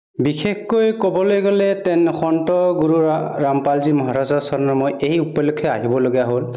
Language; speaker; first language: Assamese; native; Assamese